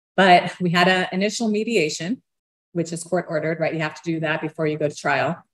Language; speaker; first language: English; early bilingual, other home language; Portuguese